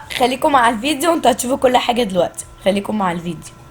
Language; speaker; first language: Arabic; native; Arabic